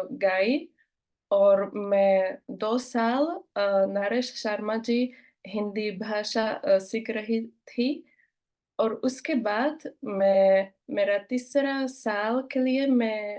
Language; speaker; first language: Hindi; non-native, learner; Slovak